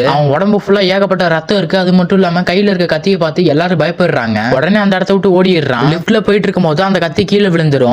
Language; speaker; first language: Tamil; native; Tamil